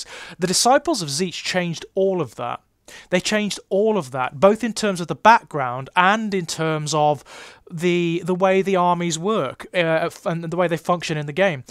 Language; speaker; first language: English; native; English